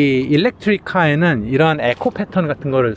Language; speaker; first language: Korean; native; Korean